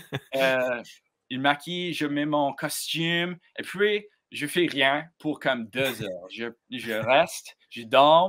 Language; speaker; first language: French; non-native, learner; English